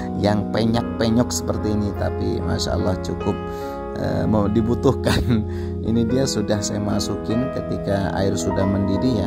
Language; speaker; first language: Indonesian; non-native, local second language; Madurese